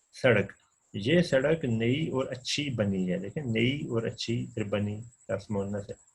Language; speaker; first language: Urdu; non-native, local second language; Punjabi